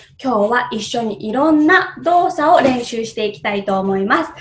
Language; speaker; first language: Japanese; native; Japanese